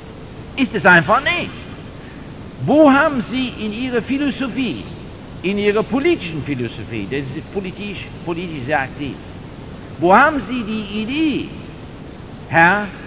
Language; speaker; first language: German; non-native, fluent; English